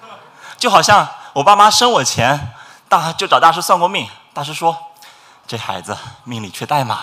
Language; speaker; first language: Chinese; native; Chinese